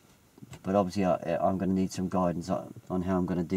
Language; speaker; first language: English; native; English